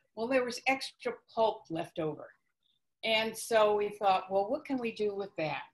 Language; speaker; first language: English; native; English